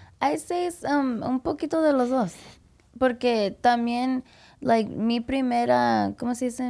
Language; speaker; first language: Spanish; early bilingual, heritage; English